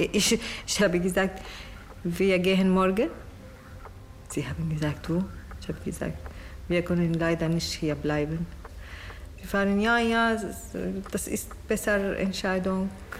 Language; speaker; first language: German; non-native, learner; Arabic